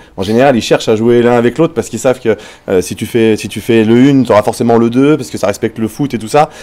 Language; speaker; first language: French; native; French